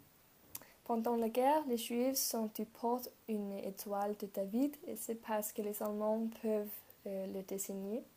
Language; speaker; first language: French; non-native, learner; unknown